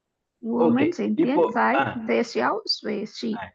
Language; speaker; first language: Chinese; non-native, learner; Tamil